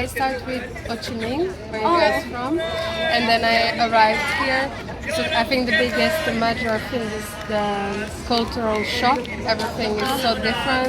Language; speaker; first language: English; non-native, fluent; French